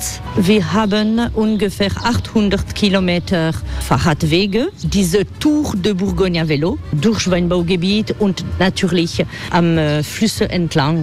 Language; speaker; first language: German; non-native, fluent; French